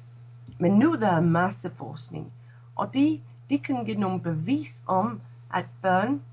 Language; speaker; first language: Danish; non-native, fluent; English